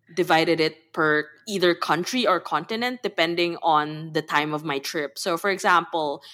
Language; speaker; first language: English; non-native, local second language; Filipino